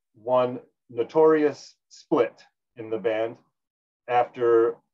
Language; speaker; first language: English; native; English